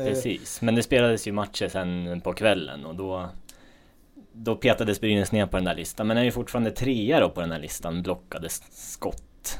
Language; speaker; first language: Swedish; native; Swedish